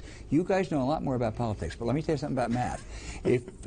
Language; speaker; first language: English; native; English